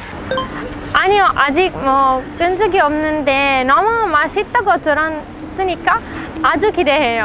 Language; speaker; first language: Korean; non-native, fluent; Italian